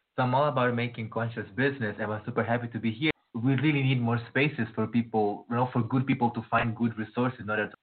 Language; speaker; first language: English; non-native, fluent; Portuguese